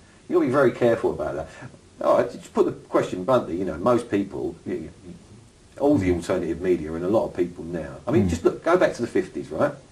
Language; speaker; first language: English; native; English